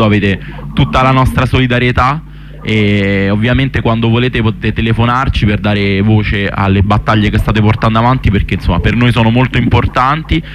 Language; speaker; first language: Italian; native; Italian